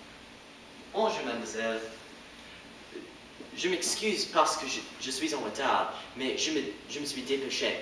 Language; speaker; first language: French; non-native, learner; English